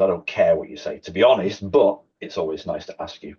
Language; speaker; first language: English; native; English